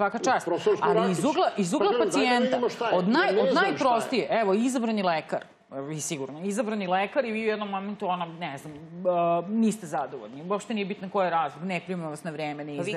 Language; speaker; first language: Serbian; native; Serbian